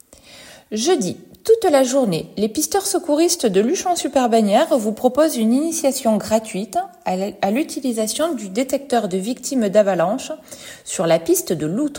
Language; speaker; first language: French; native; French